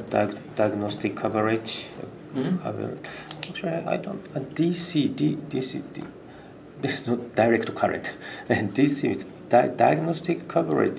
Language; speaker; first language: English; non-native, learner; Japanese